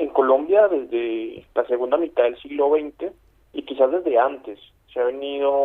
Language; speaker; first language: Spanish; native; Spanish